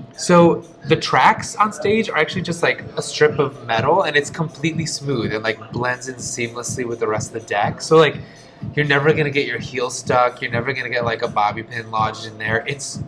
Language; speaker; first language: English; early bilingual, other home language; Polish